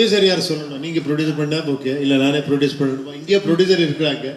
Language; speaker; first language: Tamil; non-native, fluent; Kannada